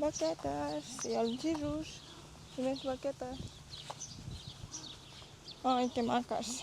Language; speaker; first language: Catalan; native; Catalan